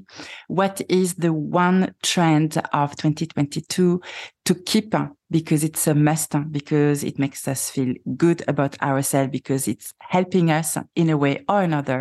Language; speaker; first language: English; non-native, fluent; French